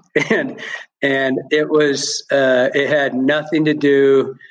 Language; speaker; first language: English; native; English